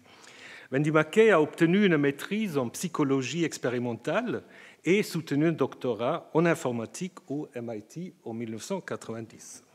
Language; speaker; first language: French; native; French